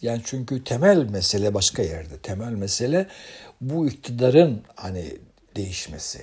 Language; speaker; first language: Turkish; native; Turkish